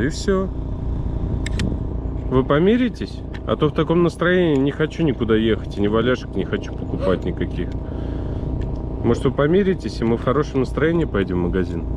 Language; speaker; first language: Russian; native; Russian